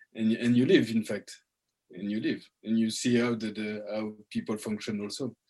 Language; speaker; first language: English; early bilingual, heritage; French